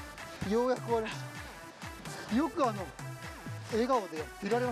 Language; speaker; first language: Japanese; native; Japanese